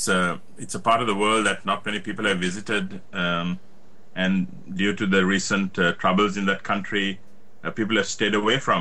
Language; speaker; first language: English; native; English